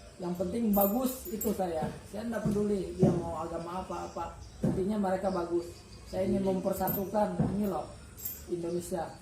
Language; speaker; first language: Indonesian; non-native, local second language; Banjar